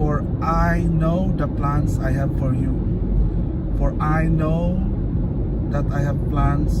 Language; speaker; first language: English; non-native, local second language; Filipino